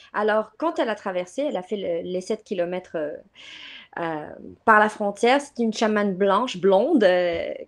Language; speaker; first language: French; non-native, local second language; Arabic